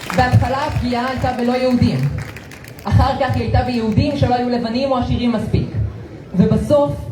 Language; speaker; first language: Hebrew; native; Hebrew